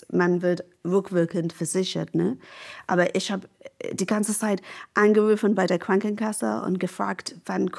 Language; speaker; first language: German; non-native, fluent; English